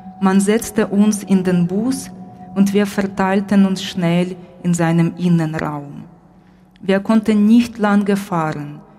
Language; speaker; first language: German; non-native, fluent; Ukrainian